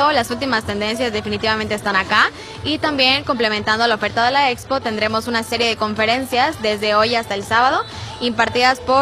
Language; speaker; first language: Spanish; native; Spanish